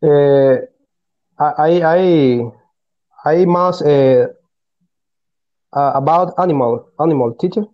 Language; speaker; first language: English; non-native, learner; Spanish